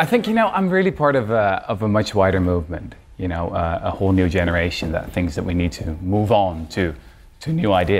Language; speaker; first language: English; non-native, fluent; Dutch